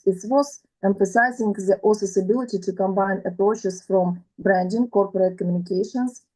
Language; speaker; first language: English; non-native, fluent; Ukrainian